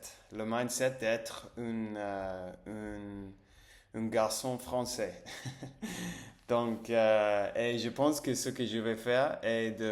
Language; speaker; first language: French; non-native, learner; English